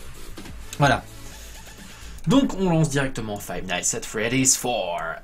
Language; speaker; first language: French; native; French